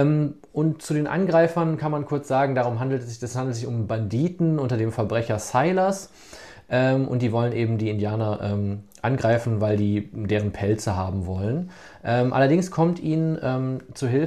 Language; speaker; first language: German; native; German